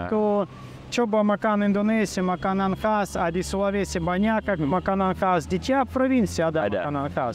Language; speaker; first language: Indonesian; non-native, learner; Russian